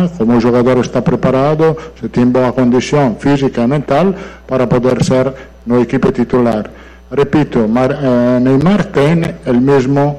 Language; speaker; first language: Portuguese; non-native, fluent; Italian